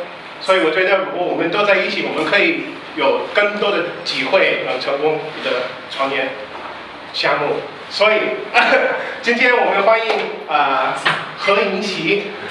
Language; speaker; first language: Chinese; non-native, fluent; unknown